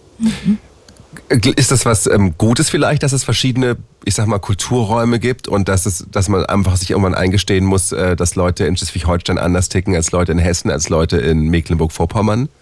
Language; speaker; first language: German; native; German